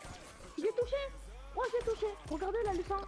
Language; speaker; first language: French; native; French